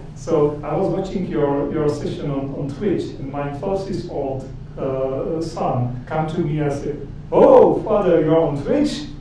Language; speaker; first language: English; non-native, fluent; Czech